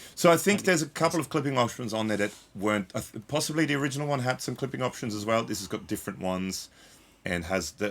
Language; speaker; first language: English; native; English